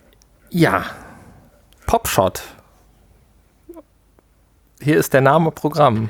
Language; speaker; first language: German; native; German